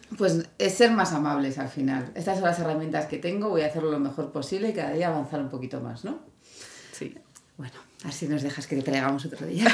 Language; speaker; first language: Spanish; native; Spanish